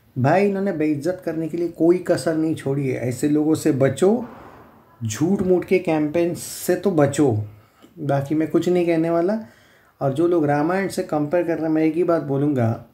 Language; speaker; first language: Hindi; non-native, local second language; Marathi